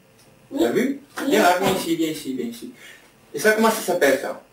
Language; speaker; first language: French; native; French